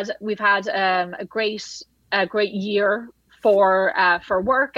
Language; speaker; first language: English; native; English